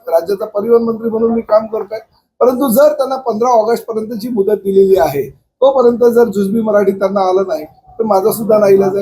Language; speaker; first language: Marathi; native; Marathi